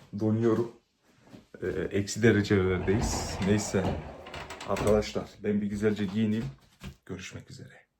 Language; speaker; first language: Turkish; early bilingual, heritage; Turkish